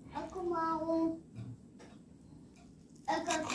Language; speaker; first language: Indonesian; early bilingual, heritage; Indonesian